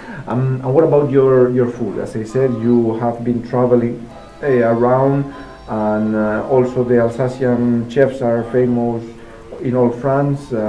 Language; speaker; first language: English; non-native, fluent; Spanish